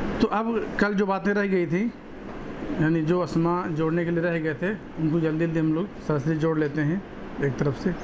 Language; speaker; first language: Urdu; native; Urdu